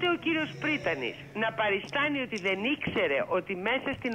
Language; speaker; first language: Greek; native; Greek